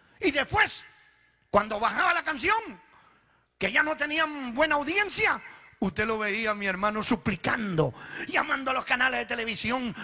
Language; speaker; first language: Spanish; early bilingual, other home language; Italian